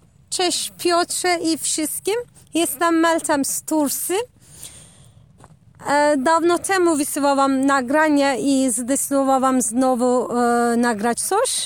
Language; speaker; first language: Polish; non-native, learner; Turkish